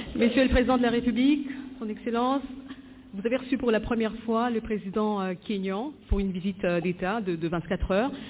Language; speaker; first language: French; non-native, local second language; Lingala